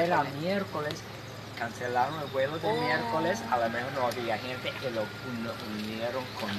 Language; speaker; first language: Spanish; non-native, fluent; English